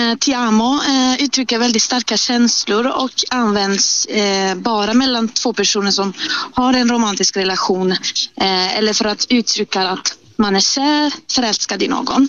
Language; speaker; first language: Swedish; non-native, fluent; Italian